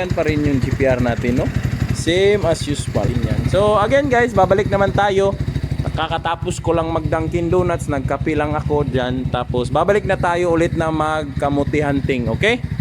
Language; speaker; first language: Filipino; non-native, local second language; Cebuano